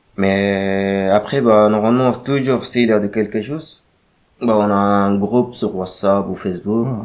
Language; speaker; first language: French; non-native, learner; Arabic